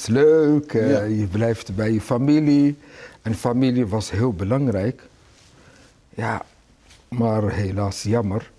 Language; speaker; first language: Dutch; early bilingual, other home language; Arabic